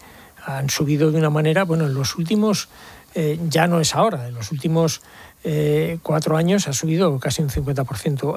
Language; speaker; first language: Spanish; native; Spanish